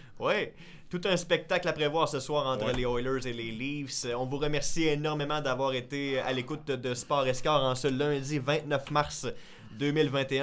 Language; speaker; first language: French; native; French